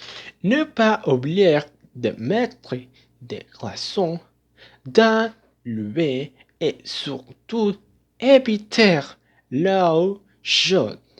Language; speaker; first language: French; non-native, learner; Spanish